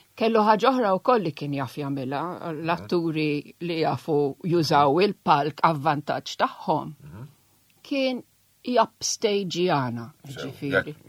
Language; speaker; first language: Maltese; non-native, local second language; Italian